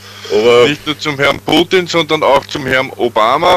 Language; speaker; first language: German; native; German